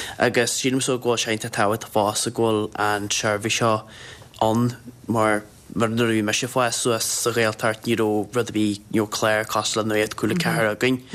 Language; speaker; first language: Irish; native; Irish